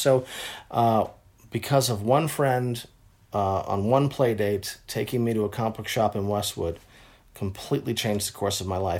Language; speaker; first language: English; native; English